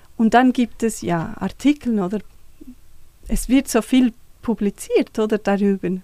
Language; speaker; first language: German; non-native, fluent; Spanish